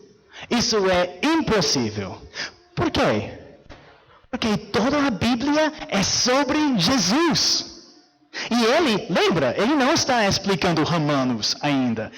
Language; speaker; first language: Portuguese; non-native, fluent; English